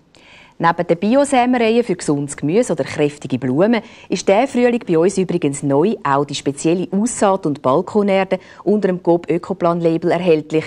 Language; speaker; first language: German; native; German